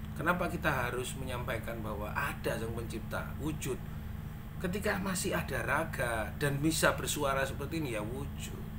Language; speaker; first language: Indonesian; non-native, local second language; Madurese